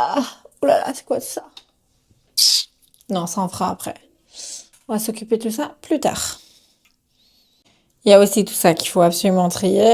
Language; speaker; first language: French; native; French